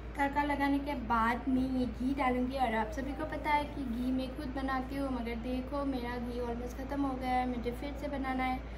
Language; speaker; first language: Hindi; non-native, local second language; Bangla